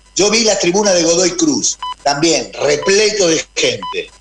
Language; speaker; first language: Spanish; native; Spanish